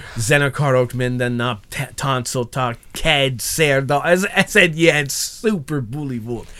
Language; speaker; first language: Hungarian; non-native, learner; English